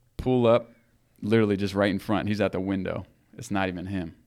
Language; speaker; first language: English; native; English